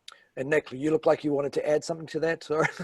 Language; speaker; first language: English; native; English